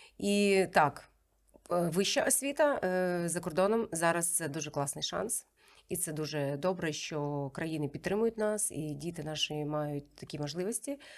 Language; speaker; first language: Ukrainian; native; Ukrainian